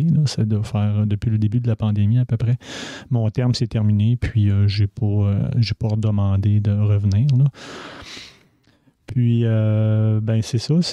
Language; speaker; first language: French; native; French